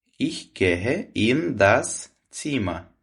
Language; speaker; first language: German; non-native, fluent; Ukrainian